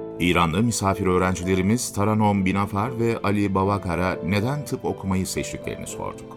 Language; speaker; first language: Turkish; native; Turkish